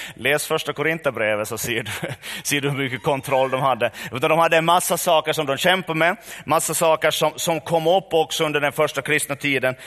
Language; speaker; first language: Swedish; native; Swedish